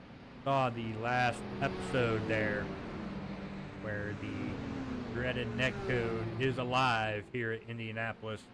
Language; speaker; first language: English; native; English